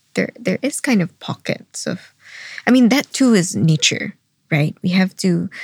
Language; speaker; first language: English; non-native, local second language; Filipino